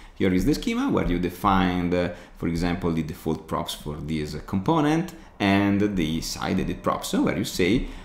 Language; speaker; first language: English; non-native, fluent; Italian